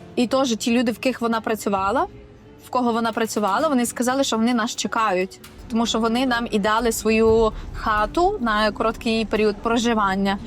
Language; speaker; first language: Ukrainian; native; Ukrainian